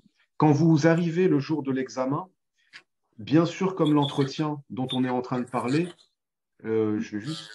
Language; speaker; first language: French; native; French